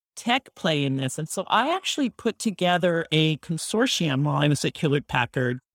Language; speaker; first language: English; native; English